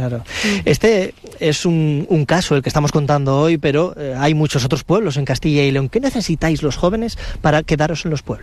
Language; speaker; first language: Spanish; native; Spanish